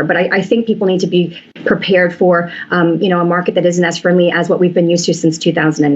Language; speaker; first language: English; native; English